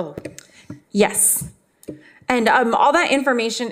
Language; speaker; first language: English; native; English